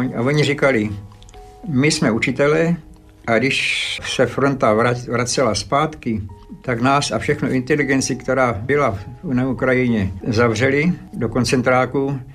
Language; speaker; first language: Czech; early bilingual, other home language; Slovak